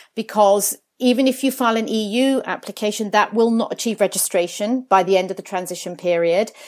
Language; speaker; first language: English; early bilingual, other home language; Italian